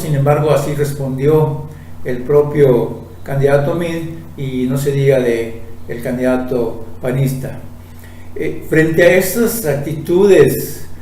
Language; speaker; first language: Spanish; native; Spanish